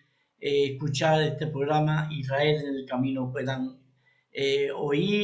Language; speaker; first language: Spanish; native; Spanish